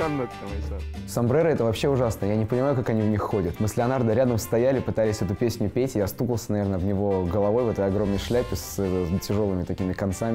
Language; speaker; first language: Russian; native; Russian